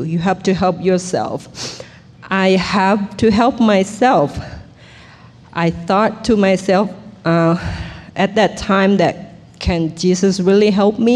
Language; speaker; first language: English; non-native, fluent; Thai